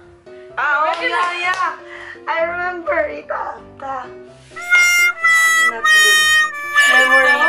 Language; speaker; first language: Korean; non-native, learner; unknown